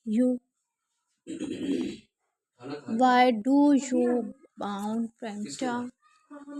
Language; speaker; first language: English; non-native, learner; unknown